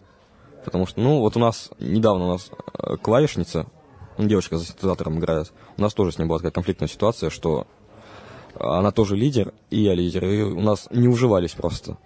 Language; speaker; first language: Russian; native; Russian